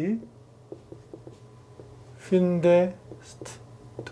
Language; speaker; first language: German; non-native, fluent; Korean